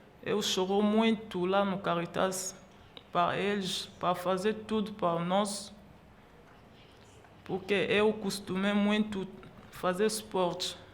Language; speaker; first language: Portuguese; non-native, learner; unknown